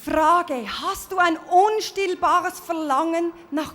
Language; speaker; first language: German; native; German